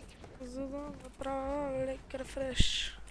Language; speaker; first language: Bulgarian; native; Bulgarian